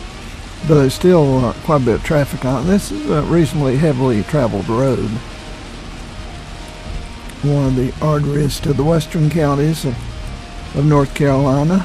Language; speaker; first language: English; native; English